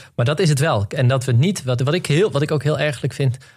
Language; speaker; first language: Dutch; native; Dutch